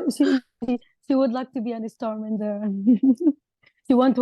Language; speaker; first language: English; non-native, learner; Arabic